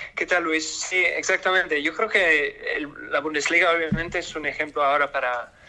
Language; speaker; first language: Spanish; non-native, fluent; English